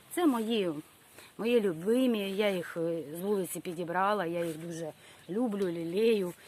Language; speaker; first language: Ukrainian; non-native, local second language; Russian